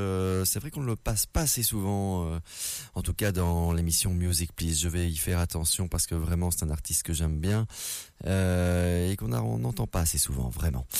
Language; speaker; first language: French; native; French